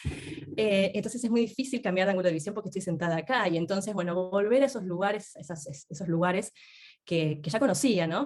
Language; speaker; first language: Spanish; native; Spanish